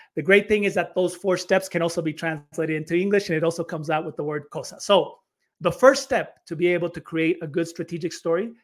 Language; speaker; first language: English; native; English